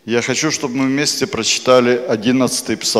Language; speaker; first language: Polish; non-native, learner; Russian